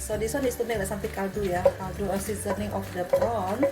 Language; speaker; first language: English; non-native, learner; Indonesian